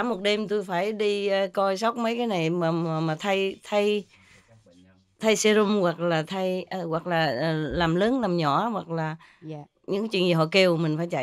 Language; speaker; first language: Vietnamese; native; Vietnamese